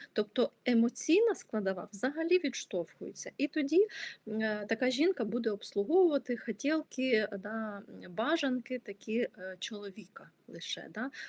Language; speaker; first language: Ukrainian; non-native, local second language; Russian